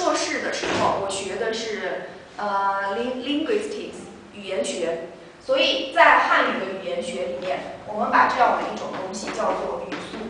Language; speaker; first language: Chinese; native; Chinese